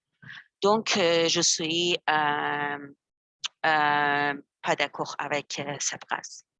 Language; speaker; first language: French; non-native, learner; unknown